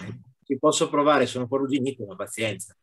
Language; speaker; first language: Italian; native; Italian